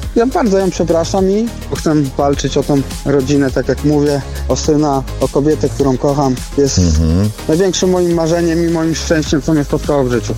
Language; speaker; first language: Polish; native; Polish